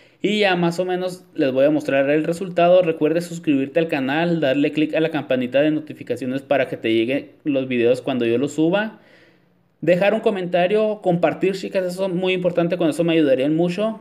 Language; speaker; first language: Spanish; native; Spanish